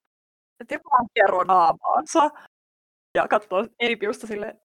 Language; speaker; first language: Finnish; native; Finnish